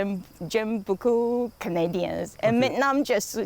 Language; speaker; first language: French; non-native, learner; Chinese